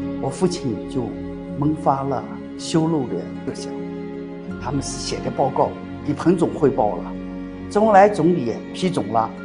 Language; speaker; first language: Chinese; native; Chinese